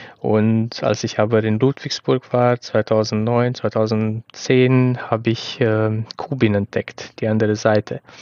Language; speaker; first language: German; non-native, fluent; Romanian